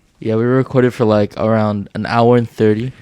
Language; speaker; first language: English; native; English